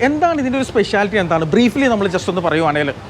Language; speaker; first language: Malayalam; native; Malayalam